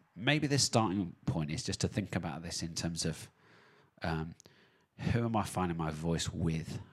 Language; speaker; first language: English; native; English